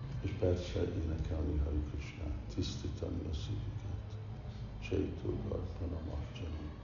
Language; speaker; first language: Hungarian; early bilingual, heritage; Hungarian